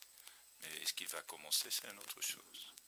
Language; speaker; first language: French; non-native, fluent; Dutch